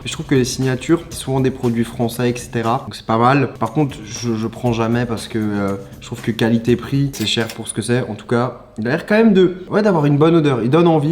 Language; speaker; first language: French; native; French